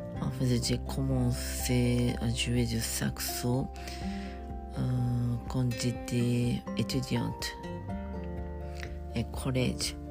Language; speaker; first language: French; non-native, learner; Japanese